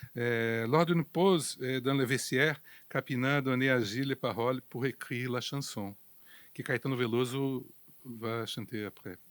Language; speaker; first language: French; non-native, fluent; Portuguese